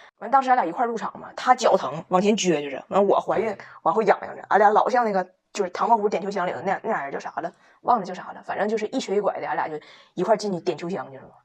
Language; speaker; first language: Chinese; native; Chinese